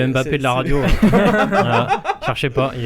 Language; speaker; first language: French; native; French